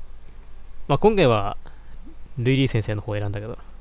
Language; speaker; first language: Japanese; native; Japanese